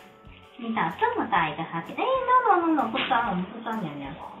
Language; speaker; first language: Chinese; native; Chinese